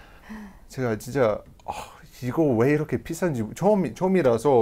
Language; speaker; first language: Korean; non-native, fluent; English